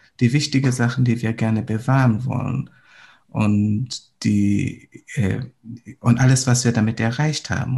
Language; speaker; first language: German; non-native, fluent; Swahili